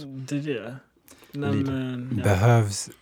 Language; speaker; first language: Swedish; non-native, local second language; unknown